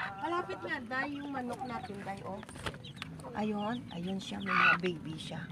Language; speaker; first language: Filipino; native; Filipino